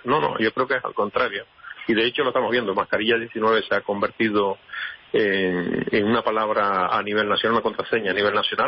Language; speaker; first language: Spanish; native; Spanish